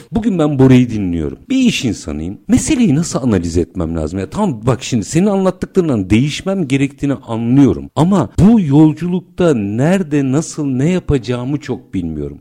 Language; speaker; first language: Turkish; native; Turkish